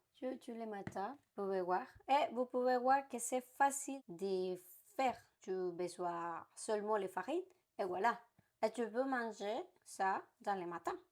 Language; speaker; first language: French; non-native, learner; Spanish